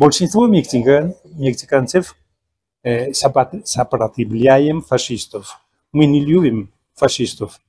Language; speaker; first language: Russian; non-native, fluent; Spanish